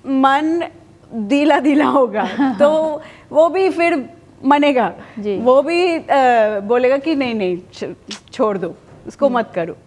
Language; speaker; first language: Hindi; non-native, fluent; Spanish